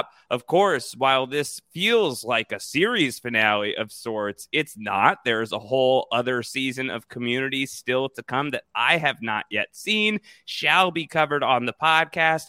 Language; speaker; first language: English; native; English